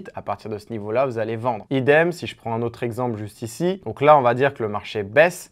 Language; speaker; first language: French; native; French